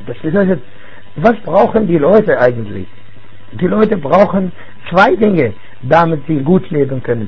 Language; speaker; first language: German; non-native, fluent; Arabic